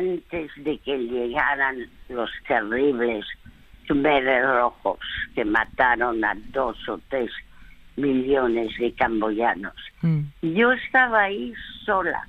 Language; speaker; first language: Spanish; early bilingual, other home language; French